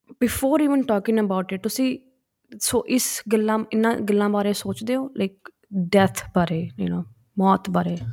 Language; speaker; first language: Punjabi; early bilingual, heritage; Punjabi